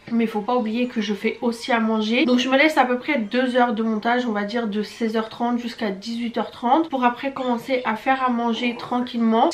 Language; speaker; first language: French; early bilingual, other home language; Portuguese